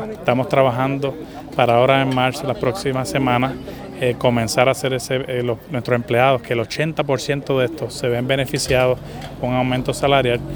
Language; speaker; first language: Spanish; native; Spanish